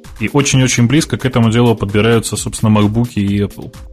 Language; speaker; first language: Russian; native; Russian